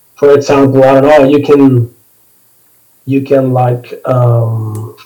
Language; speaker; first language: English; non-native, fluent; Spanish